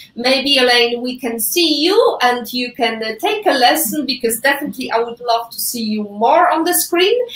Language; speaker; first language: English; non-native, fluent; Polish